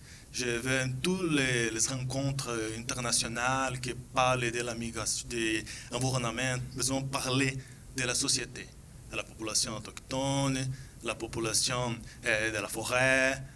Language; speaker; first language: French; non-native, fluent; Portuguese